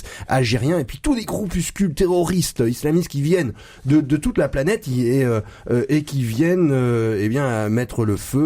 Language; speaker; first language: French; native; French